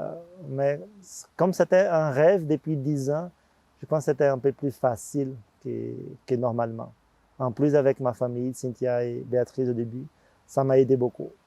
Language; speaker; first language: French; non-native, fluent; Portuguese